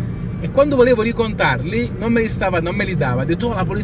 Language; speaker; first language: Italian; native; Italian